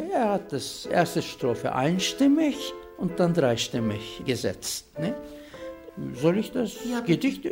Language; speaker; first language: German; non-native, fluent; Turkish